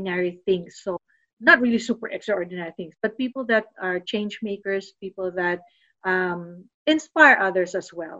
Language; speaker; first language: English; non-native, local second language; Filipino